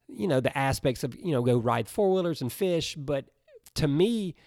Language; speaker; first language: English; native; English